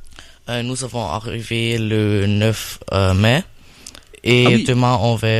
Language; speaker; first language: French; non-native, learner; German